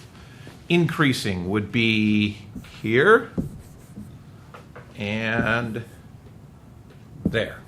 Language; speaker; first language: English; native; English